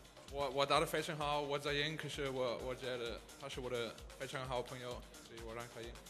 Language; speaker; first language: Chinese; non-native, learner; English